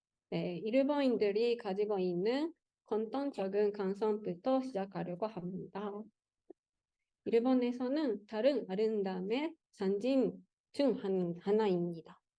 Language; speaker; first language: Korean; non-native, learner; Japanese